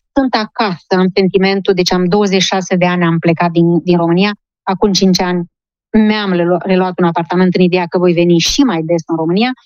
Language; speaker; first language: Romanian; native; Romanian